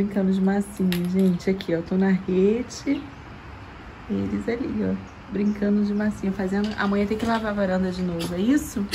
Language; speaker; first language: Portuguese; native; Portuguese